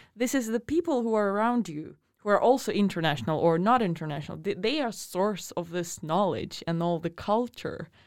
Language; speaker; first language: English; non-native, fluent; Russian